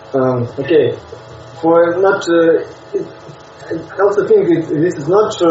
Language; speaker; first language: English; non-native, learner; Russian